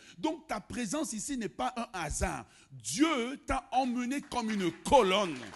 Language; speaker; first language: French; non-native, local second language; Lingala